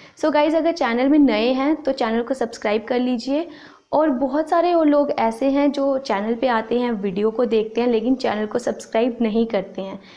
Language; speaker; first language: Hindi; native; Hindi